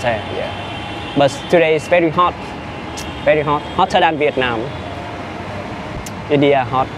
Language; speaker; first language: English; non-native, learner; Vietnamese